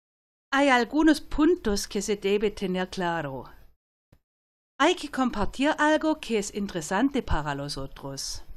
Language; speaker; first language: Spanish; non-native, fluent; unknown